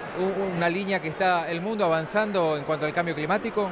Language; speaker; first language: Spanish; native; Spanish